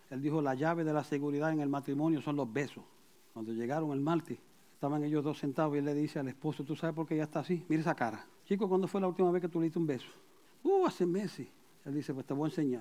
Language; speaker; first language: Spanish; early bilingual, heritage; Spanish